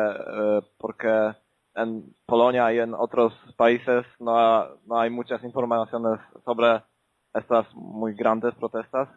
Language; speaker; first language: Spanish; non-native, learner; Polish